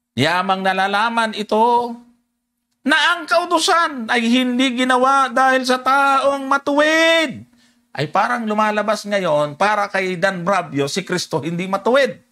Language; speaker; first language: Filipino; non-native, local second language; Cebuano